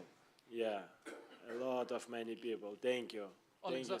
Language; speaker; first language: English; non-native, learner; Ukrainian